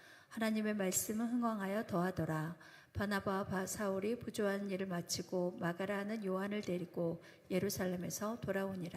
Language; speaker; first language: Korean; native; Korean